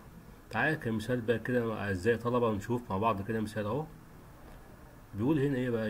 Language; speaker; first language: Arabic; native; Arabic